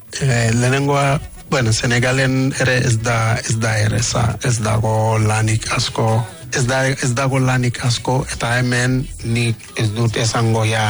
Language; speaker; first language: Basque; non-native, fluent; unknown